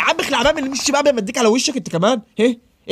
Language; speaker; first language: Arabic; native; Arabic